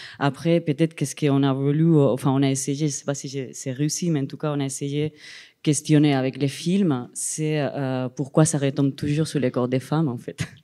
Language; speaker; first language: French; non-native, fluent; Spanish